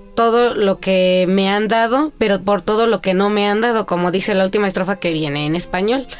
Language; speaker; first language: Spanish; native; Spanish